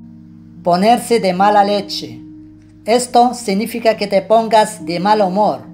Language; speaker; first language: Spanish; non-native, fluent; Arabic